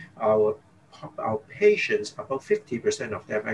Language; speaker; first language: English; non-native, local second language; Cantonese